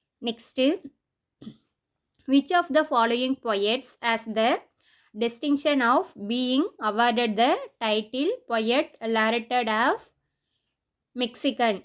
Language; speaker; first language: English; non-native, local second language; Tamil